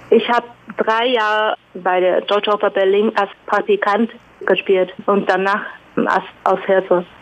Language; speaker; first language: German; non-native, fluent; Chinese